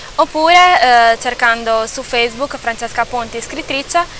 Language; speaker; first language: Italian; early bilingual, other home language; Portuguese